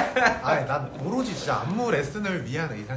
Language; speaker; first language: Korean; native; Korean